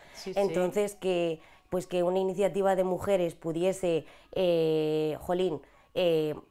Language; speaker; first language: Spanish; native; Spanish